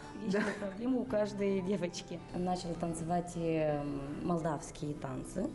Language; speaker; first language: Russian; non-native, local second language; Romanian